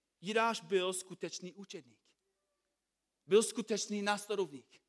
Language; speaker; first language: Czech; non-native, fluent; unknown